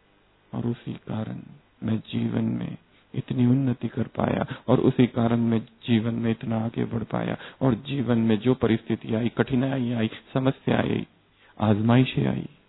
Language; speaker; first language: Hindi; native; Hindi